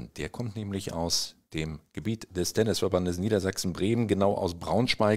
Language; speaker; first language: German; native; German